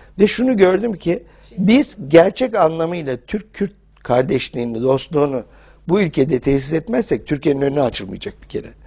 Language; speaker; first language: Turkish; early bilingual, heritage; English